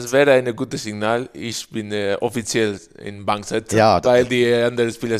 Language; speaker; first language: German; non-native, learner; Spanish